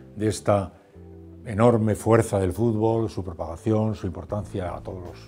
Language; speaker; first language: Spanish; native; Spanish